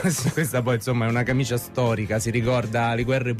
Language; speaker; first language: Italian; native; Italian